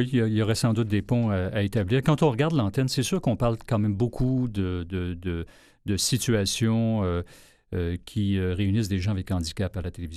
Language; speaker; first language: French; native; French